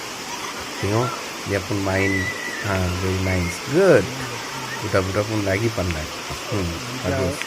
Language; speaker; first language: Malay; non-native, learner; Bangla